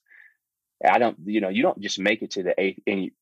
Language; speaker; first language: English; native; English